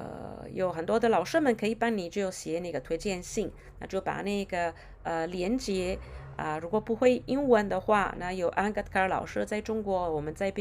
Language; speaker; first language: Chinese; non-native, fluent; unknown